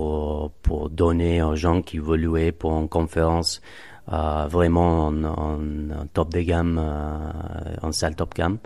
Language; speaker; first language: French; non-native, fluent; Spanish